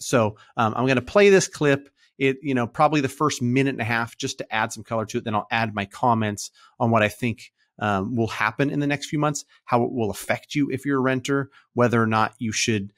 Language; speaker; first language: English; native; English